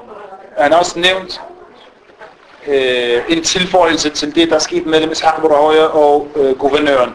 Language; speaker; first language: Danish; non-native, fluent; Arabic